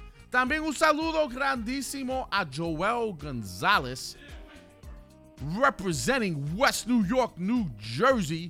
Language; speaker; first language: Spanish; early bilingual, heritage; Spanish